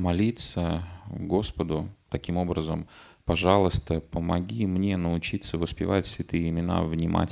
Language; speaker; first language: Russian; native; Russian